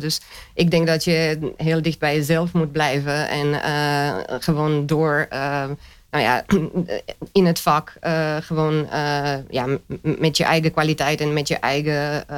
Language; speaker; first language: Dutch; non-native, fluent; Romanian